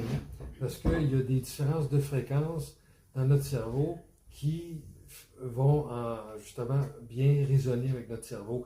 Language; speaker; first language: French; native; French